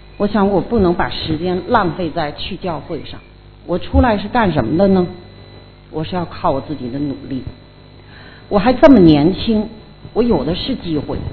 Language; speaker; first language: Chinese; native; Chinese